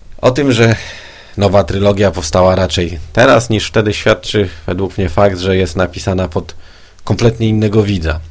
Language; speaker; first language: Polish; native; Polish